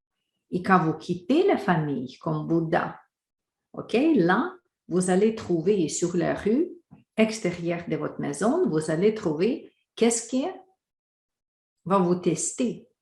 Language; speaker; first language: French; non-native, fluent; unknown